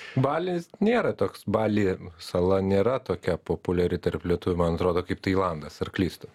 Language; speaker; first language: Lithuanian; native; Lithuanian